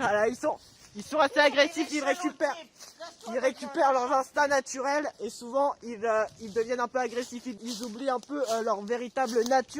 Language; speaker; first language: French; native; French